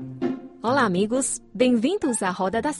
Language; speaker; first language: Portuguese; non-native, fluent; Chinese